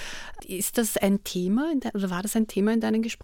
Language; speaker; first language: German; native; German